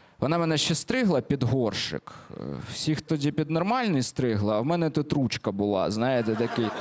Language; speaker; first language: Ukrainian; non-native, local second language; Russian